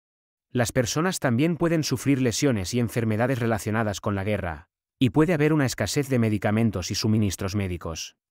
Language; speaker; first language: Spanish; native; Spanish